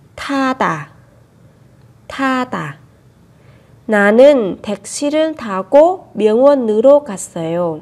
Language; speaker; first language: Korean; non-native, fluent; Vietnamese